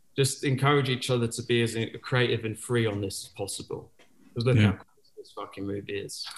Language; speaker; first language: English; native; English